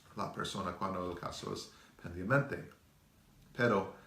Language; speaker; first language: Spanish; non-native, learner; English